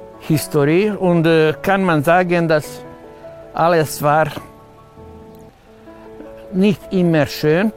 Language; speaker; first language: German; non-native, learner; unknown